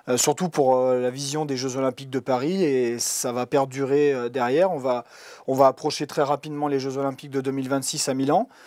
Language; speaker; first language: French; native; French